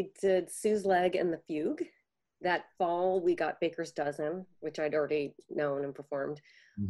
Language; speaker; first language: English; native; English